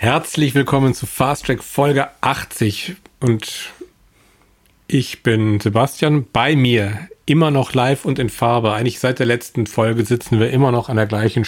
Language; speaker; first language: German; native; German